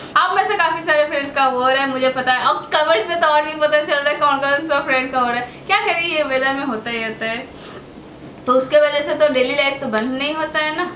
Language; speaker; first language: Hindi; non-native, local second language; Bangla